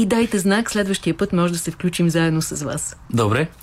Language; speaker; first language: Bulgarian; native; Bulgarian